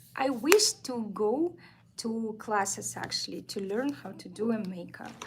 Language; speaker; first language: English; non-native, fluent; Russian